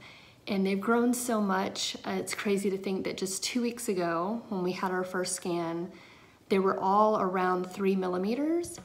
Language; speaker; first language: English; native; English